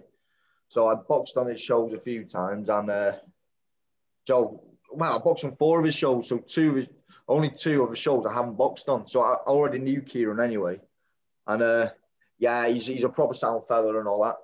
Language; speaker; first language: English; native; English